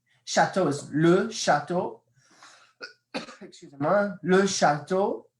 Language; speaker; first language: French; non-native, fluent; English